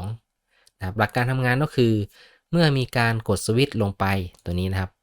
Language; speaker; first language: Thai; native; Thai